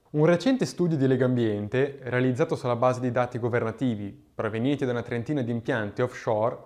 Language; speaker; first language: Italian; native; Italian